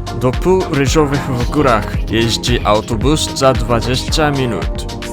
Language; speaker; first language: Polish; non-native, learner; Japanese